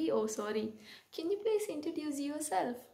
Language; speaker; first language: English; non-native, local second language; Kannada